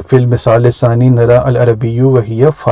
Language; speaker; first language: Arabic; non-native, fluent; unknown